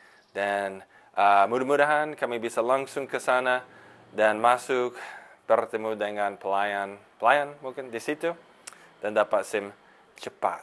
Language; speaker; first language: Indonesian; non-native, fluent; English